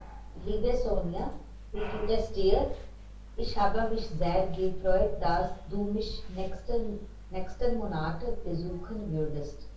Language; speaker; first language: German; non-native, learner; Hindi